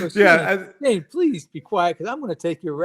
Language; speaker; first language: English; native; English